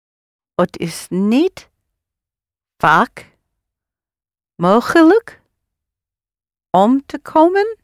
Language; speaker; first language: Dutch; non-native, learner; English